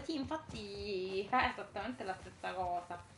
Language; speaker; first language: Italian; native; Italian